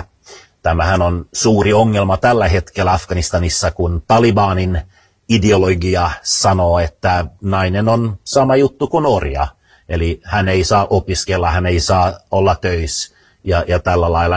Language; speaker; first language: Finnish; early bilingual, heritage; Finnish